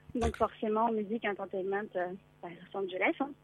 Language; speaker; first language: French; native; French